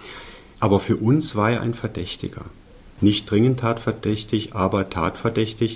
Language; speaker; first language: German; native; German